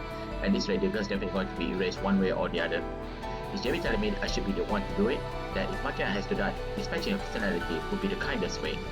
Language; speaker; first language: English; non-native, local second language; Malay